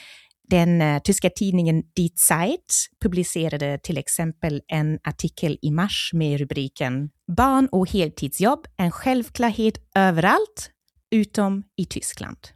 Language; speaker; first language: Swedish; non-native, fluent; German